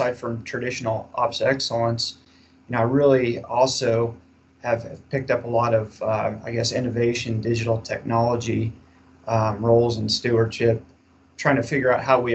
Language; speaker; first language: English; native; English